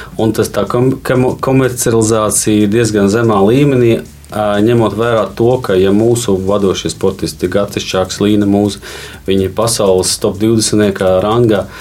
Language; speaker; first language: Latvian; non-native, local second language; Russian